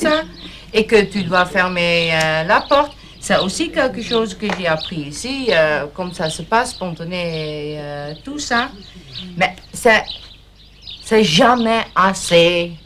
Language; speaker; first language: French; non-native, fluent; German